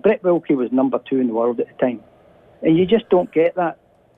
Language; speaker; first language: English; native; English